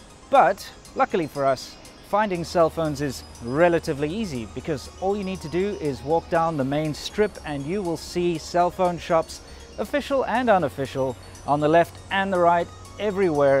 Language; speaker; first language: English; native; English